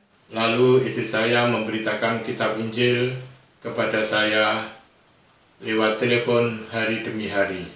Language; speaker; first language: Indonesian; non-native, local second language; Javanese